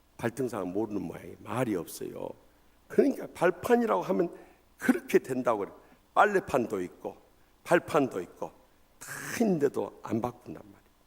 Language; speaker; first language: Korean; native; Korean